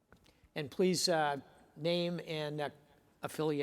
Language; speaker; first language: English; native; English